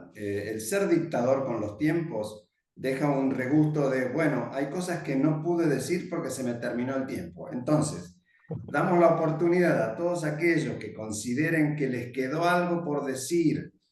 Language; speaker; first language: Spanish; native; Spanish